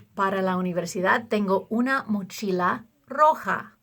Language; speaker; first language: Spanish; non-native, fluent; English